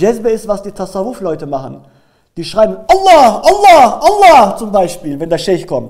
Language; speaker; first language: German; early bilingual, other home language; Turkish